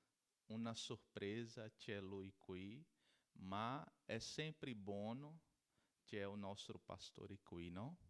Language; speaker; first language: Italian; non-native, learner; Portuguese